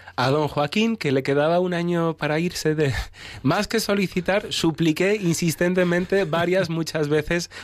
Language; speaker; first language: Spanish; native; Spanish